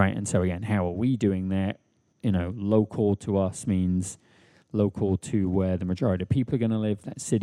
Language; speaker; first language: English; native; English